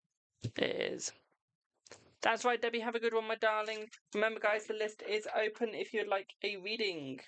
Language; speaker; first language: English; native; English